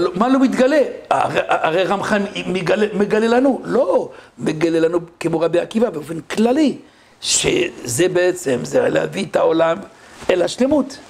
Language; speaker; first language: Hebrew; non-native, fluent; French